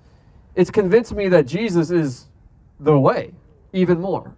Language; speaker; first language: English; native; English